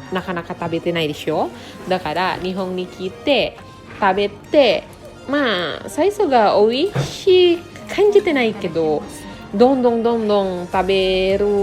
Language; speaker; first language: Japanese; non-native, fluent; Indonesian